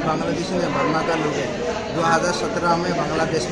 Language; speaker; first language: Hindi; non-native, learner; Rohingya